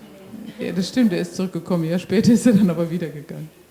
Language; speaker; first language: German; native; German